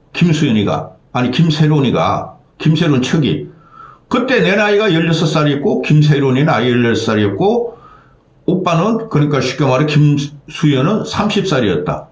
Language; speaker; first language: Korean; native; Korean